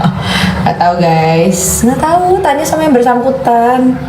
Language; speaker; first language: Indonesian; native; Indonesian